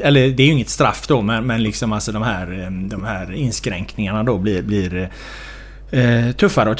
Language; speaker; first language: Swedish; native; Swedish